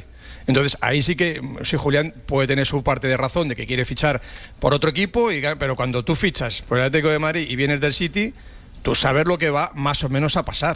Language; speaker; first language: Spanish; native; Spanish